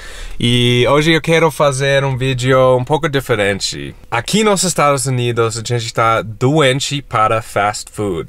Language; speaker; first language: Portuguese; non-native, fluent; English